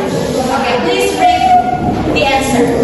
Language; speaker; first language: English; non-native, fluent; Indonesian